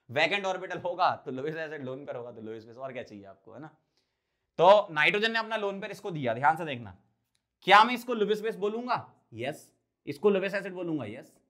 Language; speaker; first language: Hindi; native; Hindi